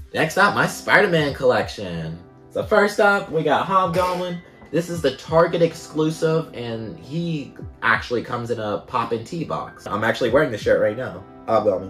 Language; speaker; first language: English; native; English